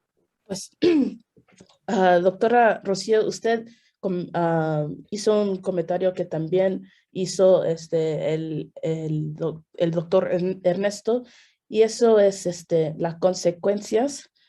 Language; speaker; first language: Spanish; early bilingual, heritage; Spanish